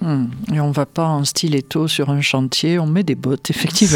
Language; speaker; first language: French; native; French